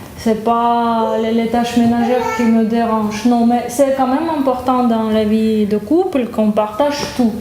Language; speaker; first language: French; non-native, fluent; Russian